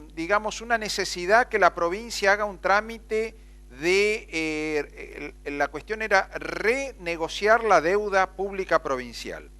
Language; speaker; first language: Spanish; native; Spanish